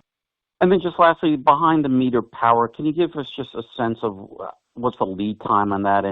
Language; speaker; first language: English; native; English